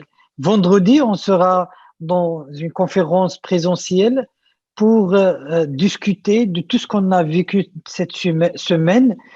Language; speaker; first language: French; non-native, local second language; Arabic